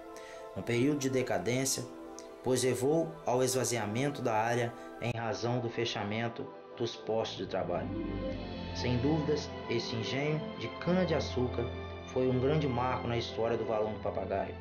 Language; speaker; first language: Portuguese; native; Portuguese